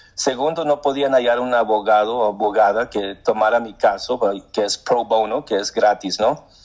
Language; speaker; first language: Spanish; early bilingual, heritage; Spanish